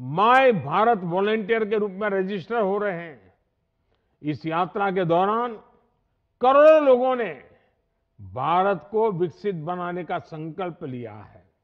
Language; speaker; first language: Hindi; non-native, local second language; Gujarati